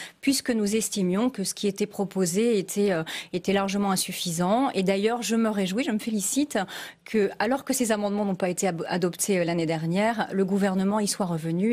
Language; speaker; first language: French; native; French